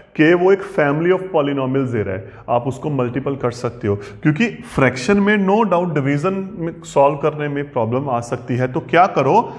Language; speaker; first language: Hindi; non-native, local second language; Punjabi